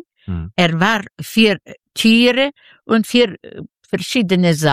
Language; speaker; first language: German; non-native, learner; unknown